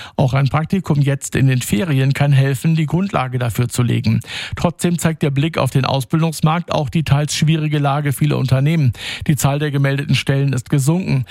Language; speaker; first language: German; native; German